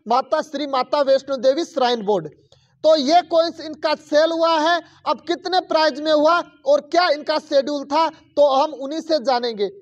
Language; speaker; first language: Hindi; native; Hindi